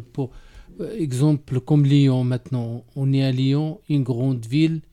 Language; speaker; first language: French; non-native, learner; Arabic